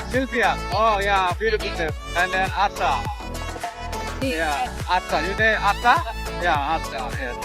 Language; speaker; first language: English; non-native, learner; Indonesian